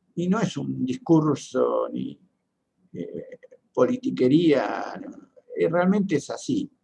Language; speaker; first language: Spanish; native; Spanish